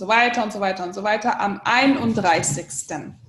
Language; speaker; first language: German; non-native, fluent; English